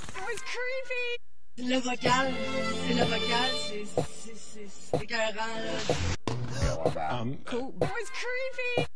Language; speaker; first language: French; native; French